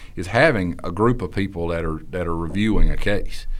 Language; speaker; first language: English; native; English